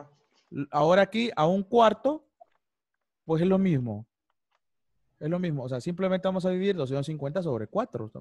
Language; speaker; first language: Spanish; native; Spanish